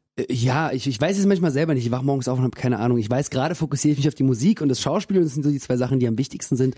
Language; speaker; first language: German; early bilingual, other home language; Russian